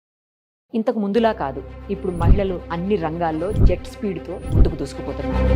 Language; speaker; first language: Telugu; native; Telugu